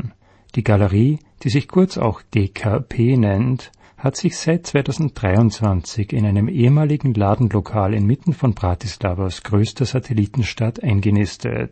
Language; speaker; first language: German; native; German